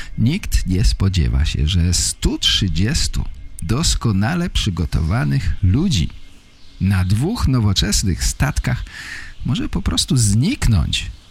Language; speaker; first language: Polish; native; Polish